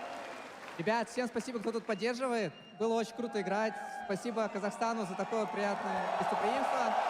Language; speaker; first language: Russian; native; Russian